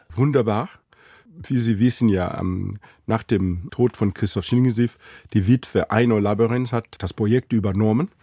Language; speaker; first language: German; non-native, fluent; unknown